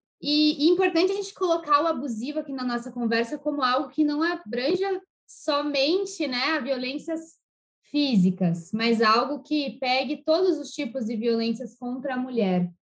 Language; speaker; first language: Portuguese; native; Portuguese